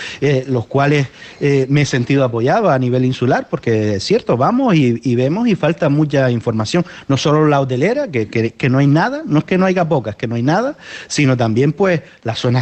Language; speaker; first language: Spanish; native; Spanish